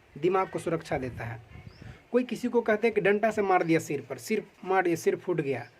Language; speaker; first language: Hindi; native; Hindi